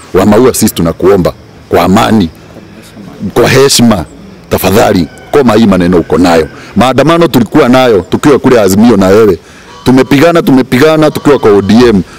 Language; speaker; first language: Swahili; non-native, local second language; Kikuyu